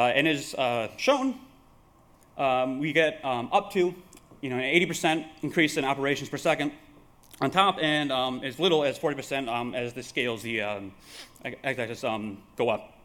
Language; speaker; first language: English; native; English